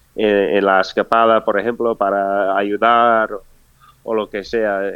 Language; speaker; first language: Spanish; non-native, fluent; English